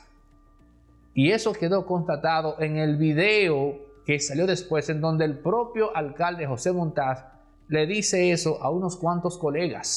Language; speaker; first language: Spanish; native; Spanish